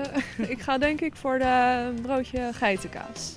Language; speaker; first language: Dutch; native; Dutch